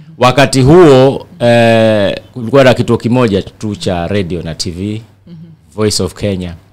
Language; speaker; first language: Swahili; non-native, local second language; Giryama